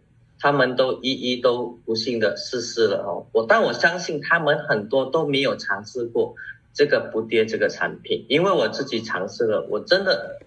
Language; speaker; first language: Chinese; early bilingual, heritage; Chinese